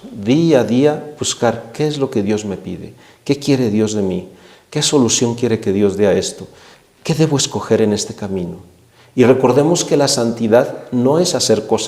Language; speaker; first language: Spanish; native; Spanish